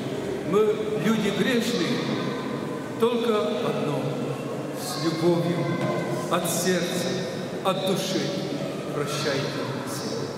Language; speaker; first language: Russian; non-native, local second language; Ukrainian